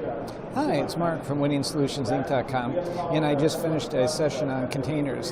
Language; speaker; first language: English; native; English